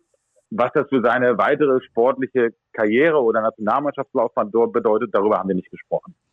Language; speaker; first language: German; native; German